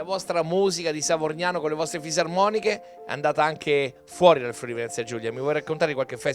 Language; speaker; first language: Italian; native; Italian